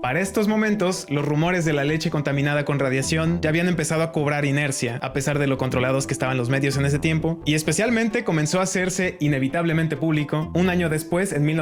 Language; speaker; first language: Spanish; native; Spanish